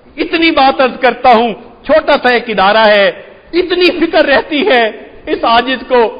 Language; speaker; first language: Urdu; non-native, local second language; Punjabi